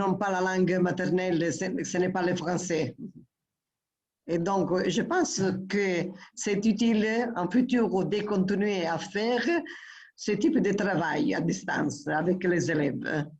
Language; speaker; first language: French; non-native, fluent; Italian